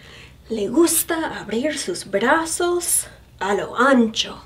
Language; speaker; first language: Spanish; non-native, fluent; English